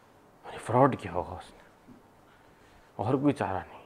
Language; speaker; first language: Hindi; native; Hindi